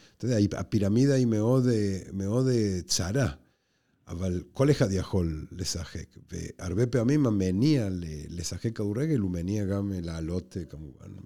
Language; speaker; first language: Hebrew; non-native, fluent; Spanish